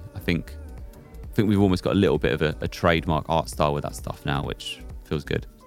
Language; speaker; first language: English; native; English